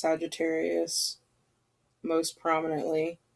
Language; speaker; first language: English; native; English